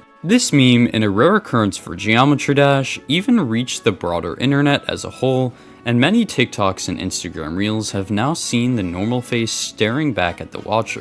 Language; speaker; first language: English; native; English